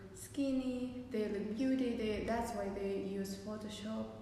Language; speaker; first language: English; non-native, fluent; Kazakh